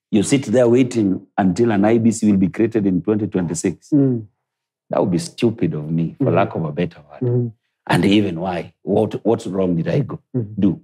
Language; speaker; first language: English; non-native, local second language; Luo (Kenya and Tanzania)